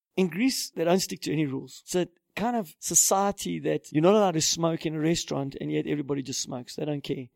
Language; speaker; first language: English; native; English